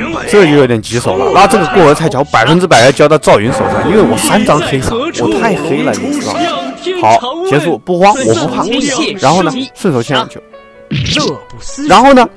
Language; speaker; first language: Chinese; native; Chinese